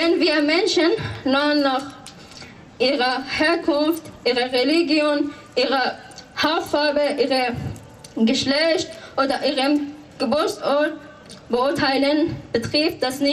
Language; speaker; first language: German; non-native, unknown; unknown